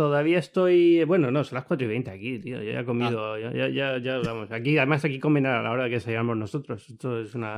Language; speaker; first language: Spanish; native; Spanish